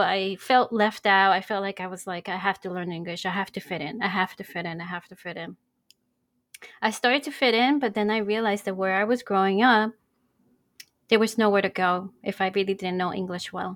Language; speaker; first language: English; early bilingual, other home language; Spanish